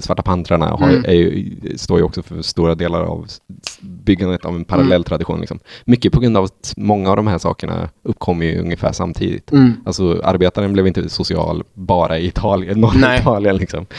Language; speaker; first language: Swedish; native; Swedish